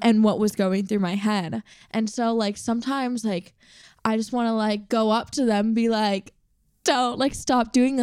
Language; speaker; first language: English; native; English